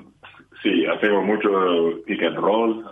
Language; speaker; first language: Spanish; non-native, learner; English